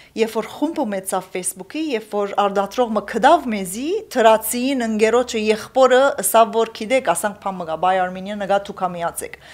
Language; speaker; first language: Armenian; early bilingual, heritage; Armenian